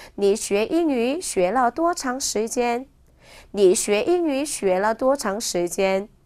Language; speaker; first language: Chinese; non-native, fluent; Korean